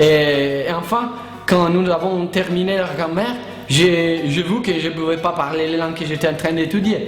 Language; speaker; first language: French; non-native, learner; Italian